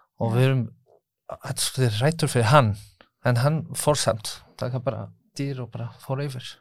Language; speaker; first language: Icelandic; non-native, learner; French